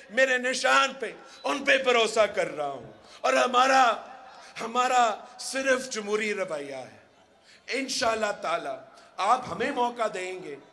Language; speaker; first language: Urdu; early bilingual, heritage; Urdu